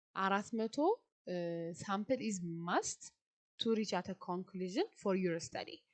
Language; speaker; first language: English; non-native, local second language; Amharic